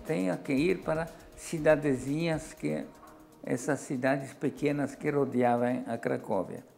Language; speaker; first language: Portuguese; non-native, fluent; Polish